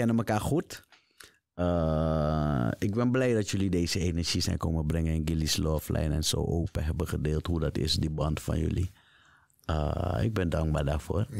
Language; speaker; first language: Dutch; native; Dutch